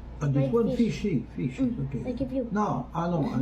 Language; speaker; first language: English; non-native, learner; French